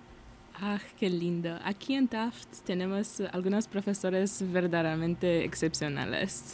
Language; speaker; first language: Spanish; non-native, learner; Romanian